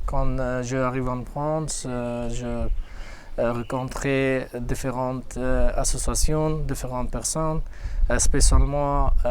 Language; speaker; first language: French; non-native, learner; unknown